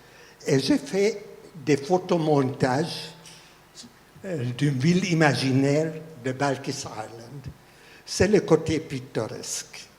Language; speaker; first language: French; non-native, fluent; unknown